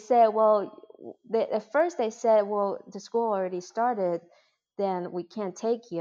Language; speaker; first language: English; non-native, fluent; Chinese